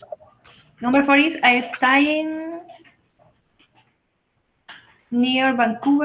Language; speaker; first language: English; non-native, learner; Spanish